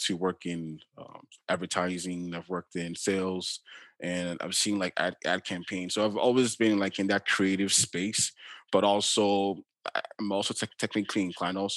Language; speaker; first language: English; non-native, local second language; Yoruba